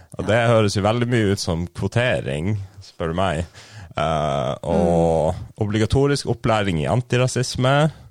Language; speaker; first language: Norwegian; native; Norwegian